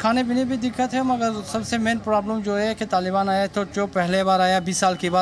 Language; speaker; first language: Hindi; non-native, learner; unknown